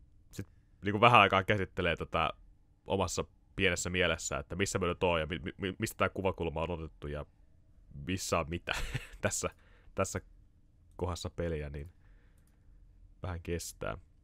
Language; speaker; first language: Finnish; native; Finnish